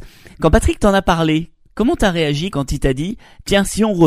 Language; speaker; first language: French; native; French